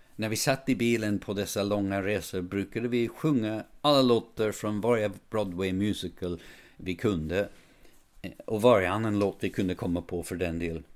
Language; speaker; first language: Swedish; non-native, fluent; English